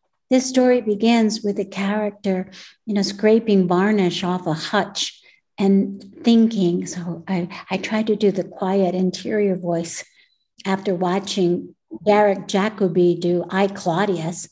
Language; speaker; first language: English; early bilingual, other home language; Spanish